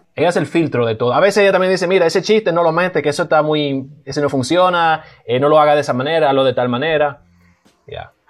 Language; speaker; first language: Spanish; non-native, fluent; German